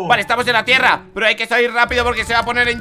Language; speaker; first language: Spanish; native; Spanish